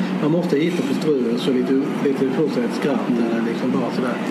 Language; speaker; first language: Swedish; native; Swedish